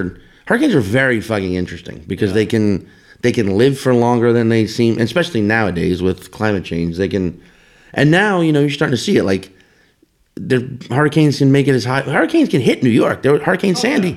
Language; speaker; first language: English; native; English